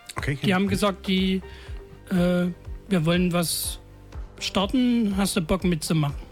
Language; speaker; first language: German; native; German